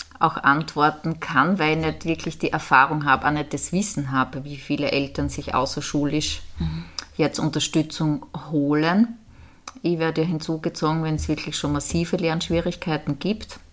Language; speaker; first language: German; native; German